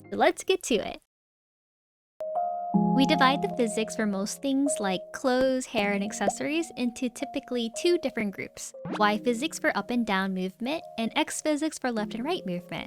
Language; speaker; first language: English; native; English